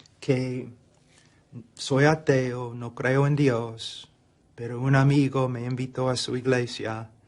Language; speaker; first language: Spanish; non-native, fluent; English